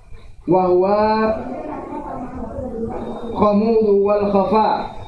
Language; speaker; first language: Arabic; non-native, fluent; Indonesian